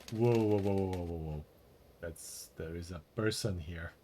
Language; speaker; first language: English; non-native, fluent; Slovak